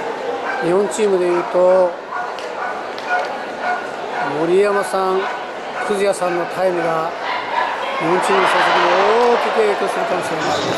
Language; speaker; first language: Japanese; native; Japanese